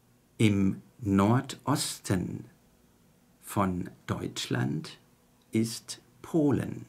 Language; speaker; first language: German; non-native, fluent; Chinese